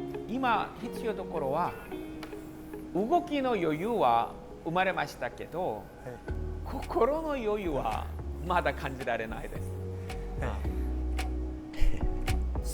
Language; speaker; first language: Japanese; non-native, learner; Korean